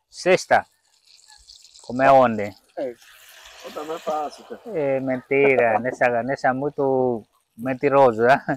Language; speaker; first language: Portuguese; non-native, learner; Vietnamese